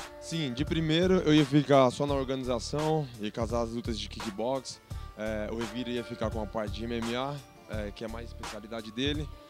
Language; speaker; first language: Portuguese; native; Portuguese